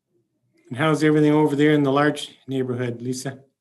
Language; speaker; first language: English; native; English